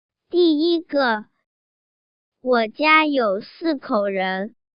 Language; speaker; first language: Chinese; non-native, learner; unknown